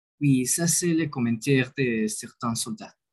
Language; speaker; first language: French; non-native, learner; Spanish